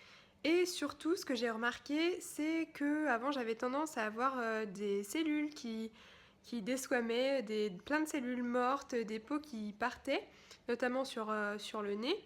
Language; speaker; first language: French; native; French